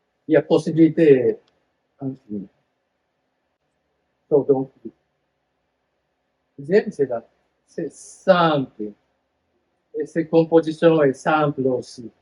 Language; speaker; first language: French; non-native, fluent; Japanese